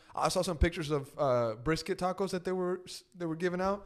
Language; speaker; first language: English; early bilingual, other home language; Spanish